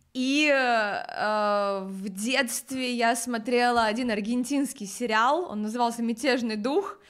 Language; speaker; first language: Russian; native; Russian